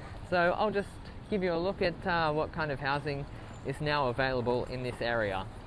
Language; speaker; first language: English; native; English